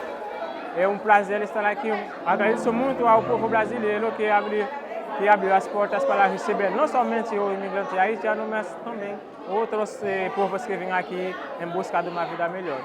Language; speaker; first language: Portuguese; non-native, fluent; Haitian Creole